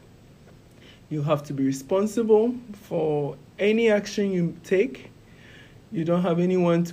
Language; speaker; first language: English; non-native, local second language; Ewe